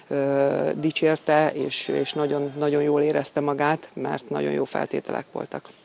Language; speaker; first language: Hungarian; native; Hungarian